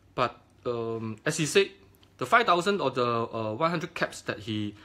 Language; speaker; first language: English; non-native, local second language; Chinese